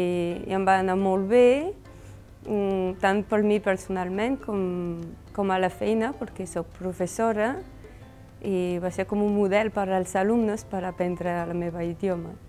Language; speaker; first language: Catalan; non-native, fluent; French